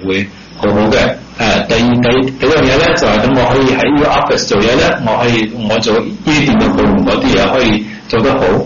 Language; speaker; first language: Chinese; early bilingual, heritage; Cantonese